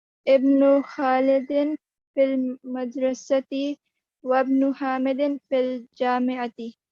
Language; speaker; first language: Arabic; non-native, learner; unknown